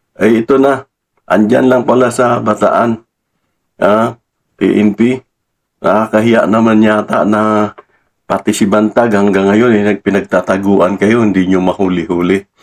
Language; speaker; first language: Filipino; non-native, local second language; Cebuano